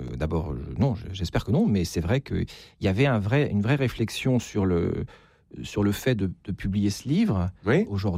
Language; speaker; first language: French; native; French